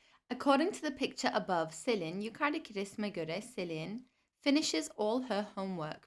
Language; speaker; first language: English; non-native, fluent; Turkish